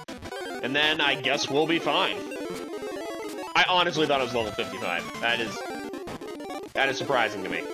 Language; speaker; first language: English; native; English